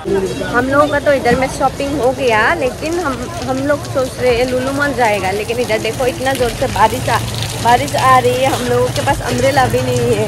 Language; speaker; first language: Hindi; non-native, local second language; Assamese